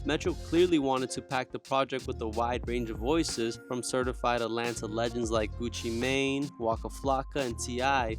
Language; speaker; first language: English; native; English